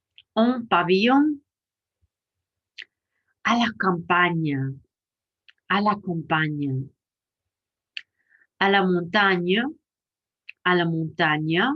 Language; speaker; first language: French; non-native, fluent; English